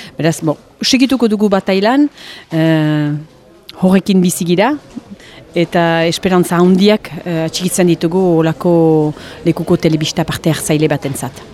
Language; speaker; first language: Basque; native; Basque